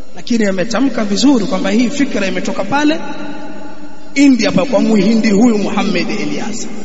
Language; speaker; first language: Swahili; native; Swahili